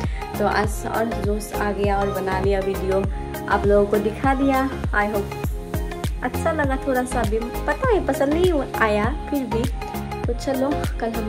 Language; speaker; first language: Hindi; non-native, local second language; Assamese